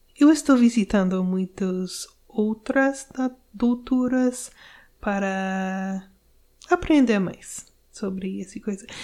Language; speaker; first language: Portuguese; non-native, learner; English